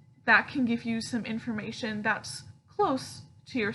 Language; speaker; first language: English; native; English